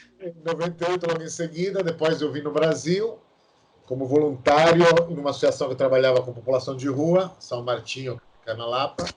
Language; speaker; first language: Portuguese; non-native, fluent; Italian